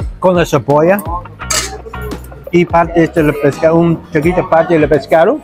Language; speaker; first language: Spanish; non-native, learner; English